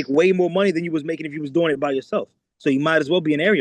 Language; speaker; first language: English; native; English